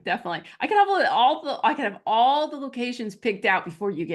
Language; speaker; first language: English; native; English